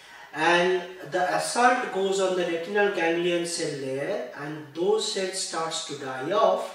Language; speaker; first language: English; non-native, local second language; Bangla